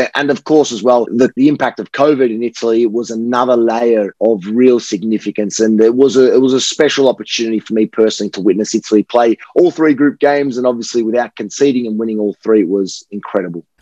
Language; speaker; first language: English; native; English